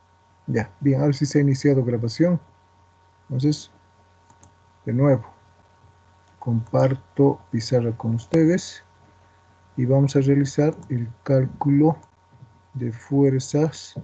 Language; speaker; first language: Spanish; native; Spanish